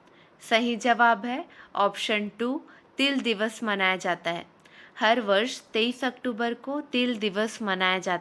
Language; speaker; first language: Hindi; native; Hindi